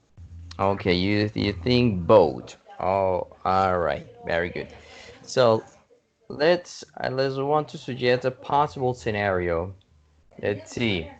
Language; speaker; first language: English; non-native, fluent; Spanish